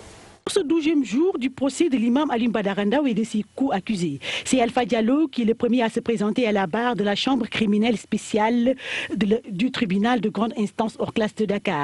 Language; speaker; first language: French; non-native, local second language; Wolof